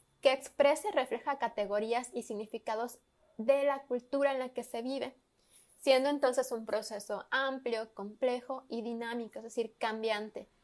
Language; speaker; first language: Spanish; native; Spanish